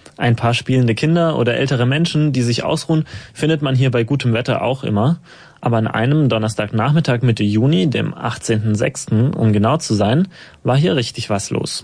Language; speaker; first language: German; native; German